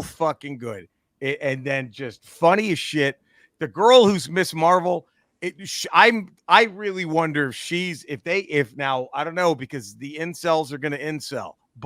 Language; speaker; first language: English; native; English